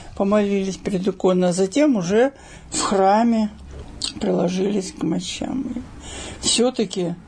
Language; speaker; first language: Russian; native; Russian